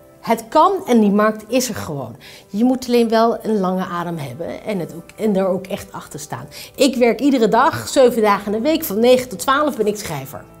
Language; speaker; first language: Dutch; early bilingual, other home language; Spanish